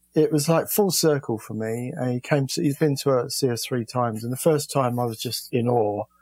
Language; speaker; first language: English; native; English